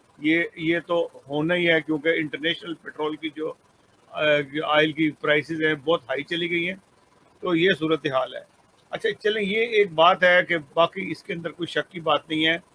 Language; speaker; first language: Urdu; native; Urdu